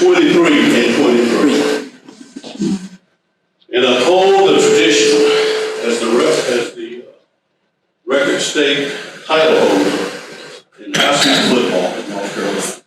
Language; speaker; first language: English; native; English